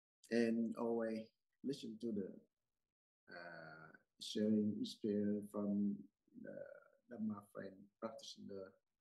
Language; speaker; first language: English; non-native, learner; Vietnamese